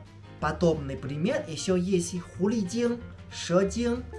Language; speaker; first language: Russian; non-native, fluent; Chinese